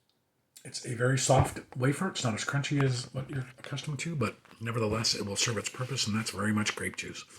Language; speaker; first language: English; native; English